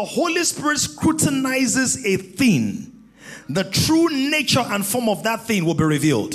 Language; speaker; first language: English; non-native, local second language; Yoruba